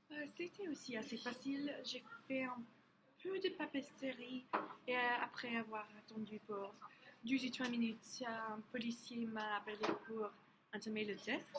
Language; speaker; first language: French; non-native, learner; English